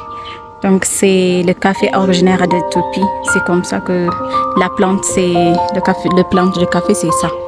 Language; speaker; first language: French; non-native, learner; Amharic